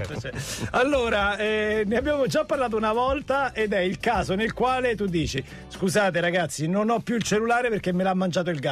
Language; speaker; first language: Italian; native; Italian